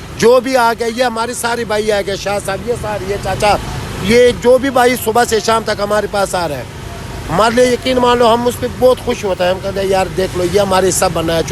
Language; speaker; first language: Urdu; non-native, local second language; Pashto